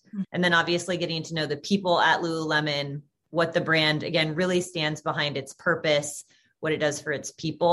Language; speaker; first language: English; native; English